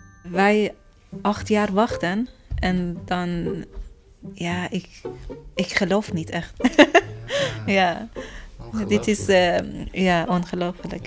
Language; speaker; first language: Dutch; non-native, learner; Persian